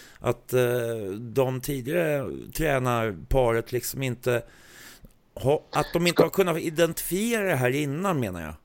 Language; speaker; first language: Swedish; native; Swedish